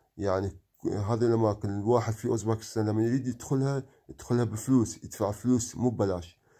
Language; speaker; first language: Arabic; non-native, local second language; Kurdish